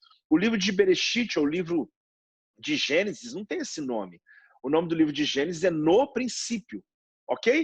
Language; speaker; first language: Portuguese; native; Portuguese